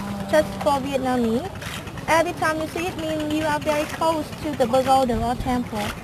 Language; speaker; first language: English; non-native, fluent; Vietnamese